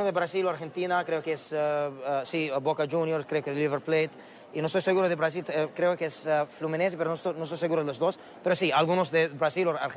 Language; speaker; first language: Spanish; non-native, learner; Arabic